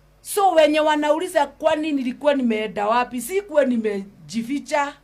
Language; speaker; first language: Swahili; non-native, local second language; Kikuyu